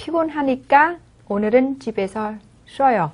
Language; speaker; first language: Korean; non-native, fluent; Vietnamese